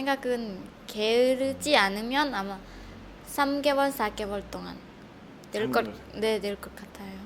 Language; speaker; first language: Korean; non-native, fluent; Lao